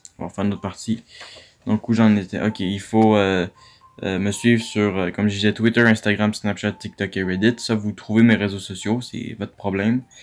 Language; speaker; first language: French; native; French